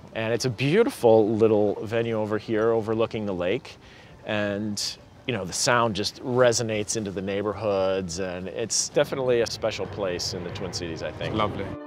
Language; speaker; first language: English; native; English